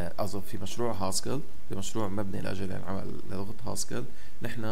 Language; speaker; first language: Arabic; native; Arabic